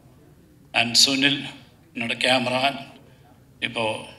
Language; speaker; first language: Tamil; non-native, learner; Malayalam